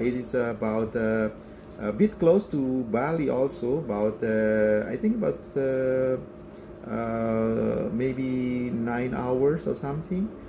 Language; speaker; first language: English; non-native, learner; Indonesian